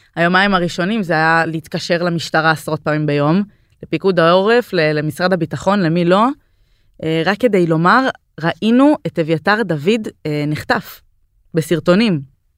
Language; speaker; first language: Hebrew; native; Hebrew